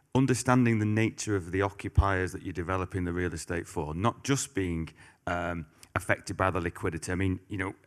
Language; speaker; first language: English; native; English